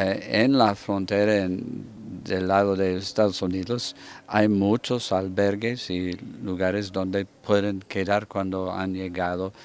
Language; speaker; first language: Spanish; non-native, fluent; English